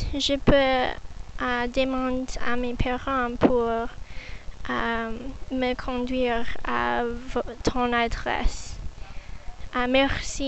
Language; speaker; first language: French; non-native, learner; English